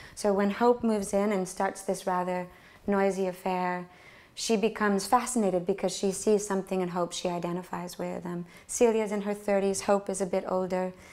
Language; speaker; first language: English; native; English